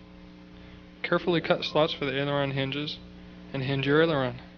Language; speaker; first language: English; native; English